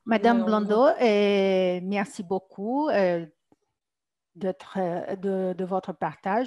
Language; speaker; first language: French; non-native, fluent; Portuguese